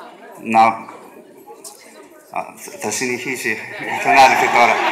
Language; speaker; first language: Greek; non-native, learner; Russian